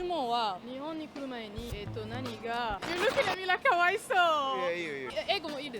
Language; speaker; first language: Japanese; non-native, learner; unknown